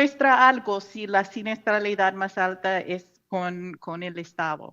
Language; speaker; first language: Spanish; non-native, fluent; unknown